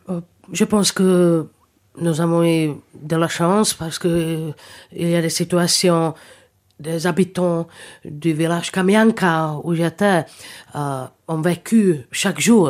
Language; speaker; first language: French; non-native, fluent; Czech